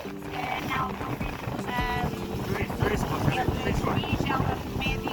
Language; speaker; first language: Portuguese; non-native, learner; Nepali